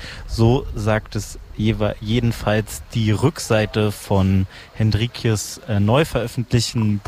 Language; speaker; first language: German; native; German